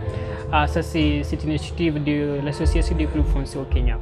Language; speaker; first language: French; non-native, fluent; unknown